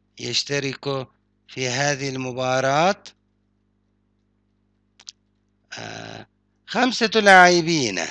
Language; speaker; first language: Arabic; non-native, fluent; Turkish